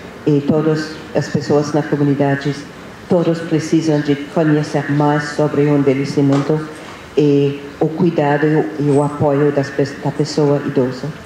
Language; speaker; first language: Portuguese; non-native, fluent; English